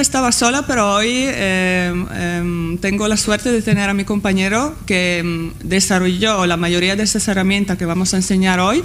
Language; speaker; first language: Spanish; non-native, fluent; Italian